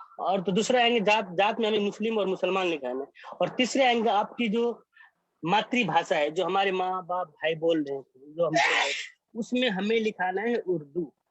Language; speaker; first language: Hindi; non-native, local second language; Maithili